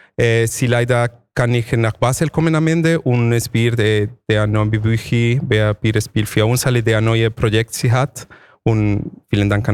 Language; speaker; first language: German; non-native, fluent; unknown